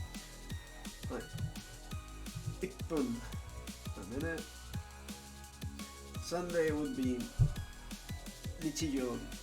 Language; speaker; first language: Japanese; non-native, learner; English